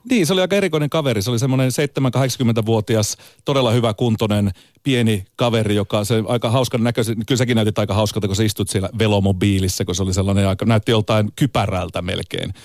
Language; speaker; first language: Finnish; native; Finnish